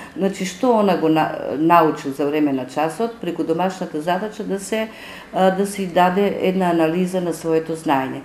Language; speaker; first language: Macedonian; native; Macedonian